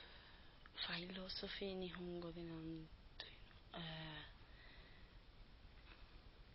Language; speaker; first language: Japanese; non-native, learner; Spanish